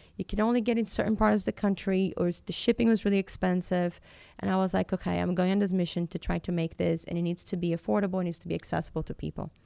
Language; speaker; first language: English; non-native, fluent; Portuguese